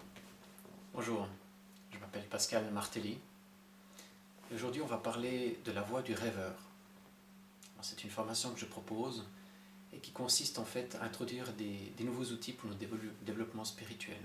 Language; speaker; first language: French; native; French